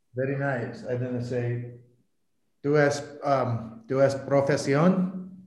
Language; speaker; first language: Spanish; non-native, learner; English